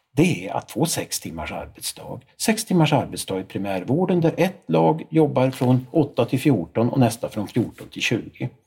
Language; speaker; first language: Swedish; native; Swedish